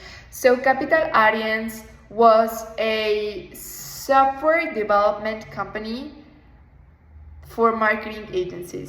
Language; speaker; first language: English; non-native, fluent; Spanish